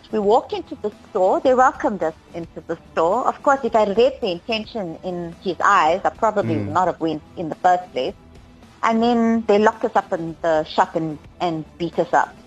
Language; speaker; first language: English; native; English